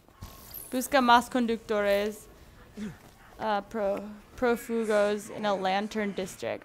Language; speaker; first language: Spanish; non-native, learner; English